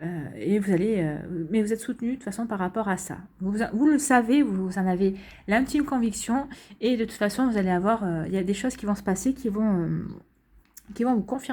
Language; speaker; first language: French; native; French